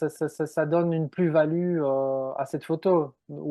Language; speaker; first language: French; native; French